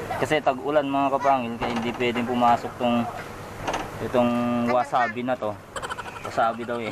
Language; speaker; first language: Filipino; native; Filipino